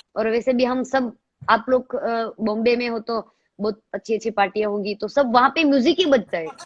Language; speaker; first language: Hindi; non-native, local second language; Gujarati